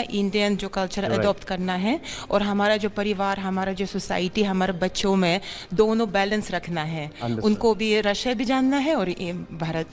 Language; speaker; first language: Hindi; non-native, fluent; Russian